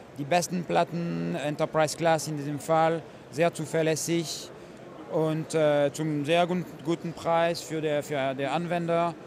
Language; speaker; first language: German; non-native, fluent; French